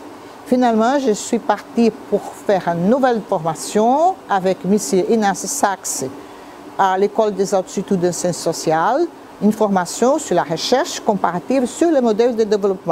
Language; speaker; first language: French; non-native, fluent; Portuguese